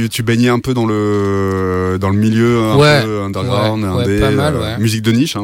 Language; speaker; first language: French; native; French